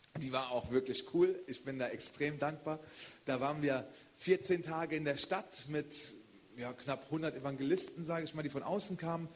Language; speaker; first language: German; native; German